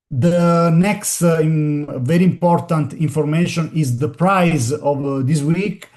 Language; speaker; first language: English; non-native, learner; Italian